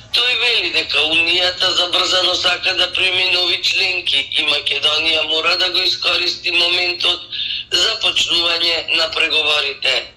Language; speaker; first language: Macedonian; native; Macedonian